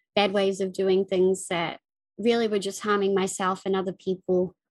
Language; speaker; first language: English; native; English